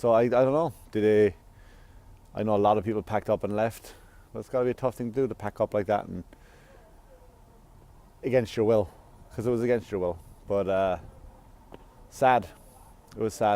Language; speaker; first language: English; native; English